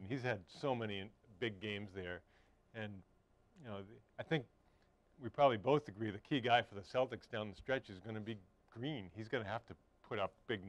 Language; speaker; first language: English; native; English